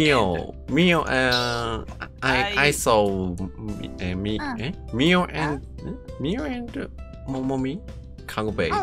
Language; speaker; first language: English; non-native, learner; Japanese